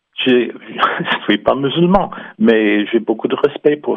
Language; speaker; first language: French; non-native, fluent; English